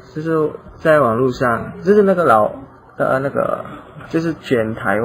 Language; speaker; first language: Chinese; non-native, fluent; Indonesian